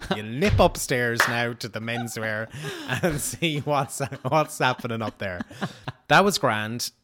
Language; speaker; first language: English; native; English